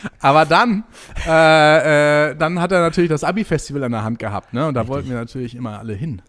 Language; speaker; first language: German; native; German